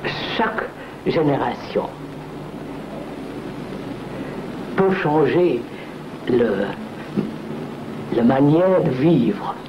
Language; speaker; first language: French; non-native, fluent; Telugu